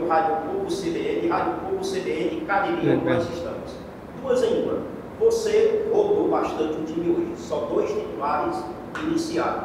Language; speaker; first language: Portuguese; native; Portuguese